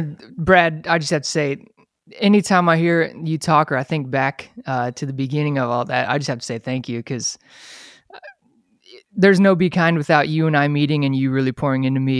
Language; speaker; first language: English; native; English